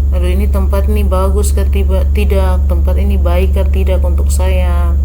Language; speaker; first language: Indonesian; native; Indonesian